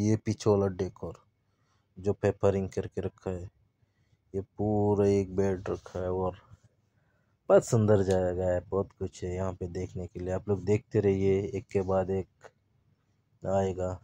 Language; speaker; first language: Hindi; non-native, local second language; Bangla